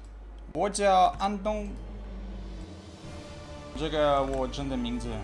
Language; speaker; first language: Chinese; non-native, learner; Russian